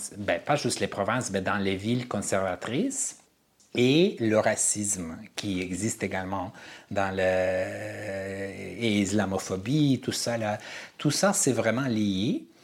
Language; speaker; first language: French; non-native, fluent; Armenian